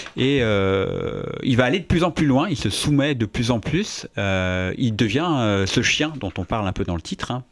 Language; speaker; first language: French; native; French